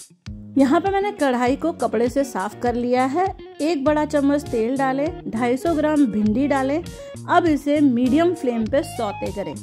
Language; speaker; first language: Hindi; native; Hindi